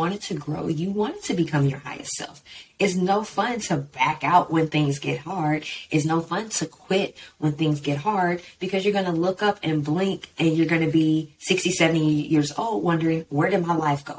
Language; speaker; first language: English; native; English